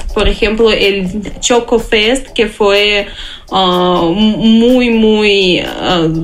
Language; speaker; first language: Spanish; non-native, learner; Russian